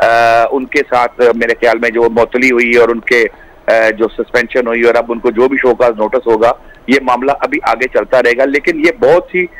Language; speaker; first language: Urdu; non-native, local second language; Punjabi